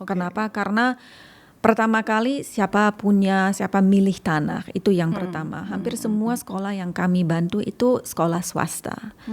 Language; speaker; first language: Indonesian; non-native, fluent; German